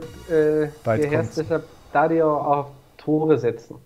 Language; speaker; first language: German; native; German